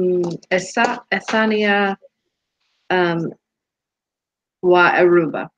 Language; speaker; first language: Arabic; non-native, learner; English